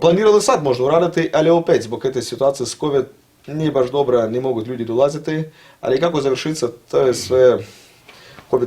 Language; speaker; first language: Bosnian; non-native, learner; Russian